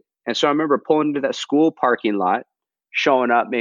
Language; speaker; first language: English; native; English